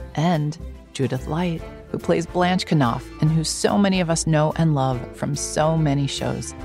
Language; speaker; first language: English; native; English